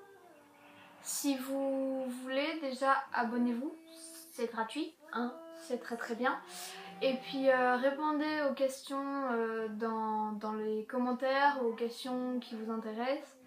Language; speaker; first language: French; native; French